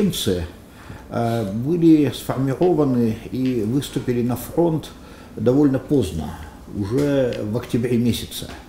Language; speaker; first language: Russian; native; Russian